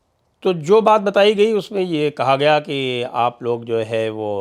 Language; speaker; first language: Hindi; native; Hindi